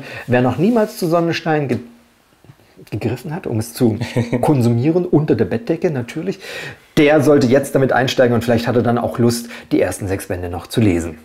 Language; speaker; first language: German; native; German